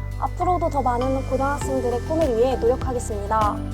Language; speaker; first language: Korean; native; Korean